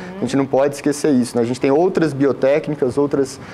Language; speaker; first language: Portuguese; native; Portuguese